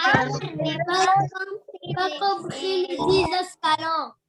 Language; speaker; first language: French; non-native, learner; Arabic